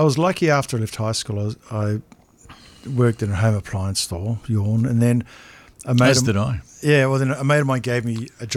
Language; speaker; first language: English; native; English